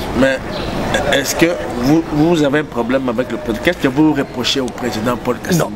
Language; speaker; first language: French; native; French